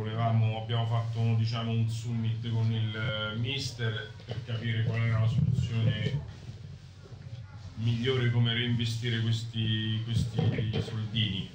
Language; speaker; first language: Italian; native; Italian